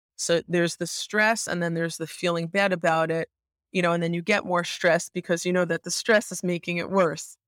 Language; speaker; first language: English; native; English